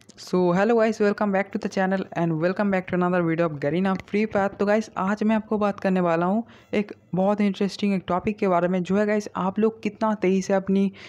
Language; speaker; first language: Hindi; non-native, local second language; Bangla